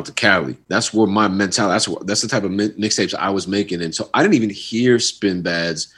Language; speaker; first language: English; native; English